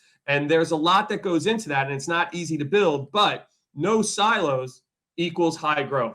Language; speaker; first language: English; native; English